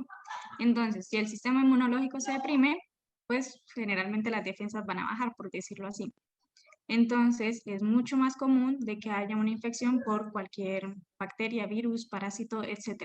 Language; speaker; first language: Spanish; native; Spanish